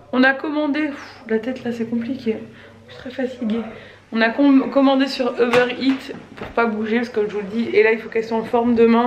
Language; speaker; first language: French; native; French